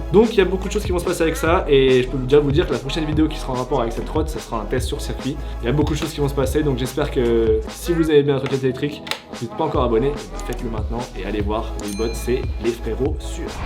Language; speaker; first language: French; native; French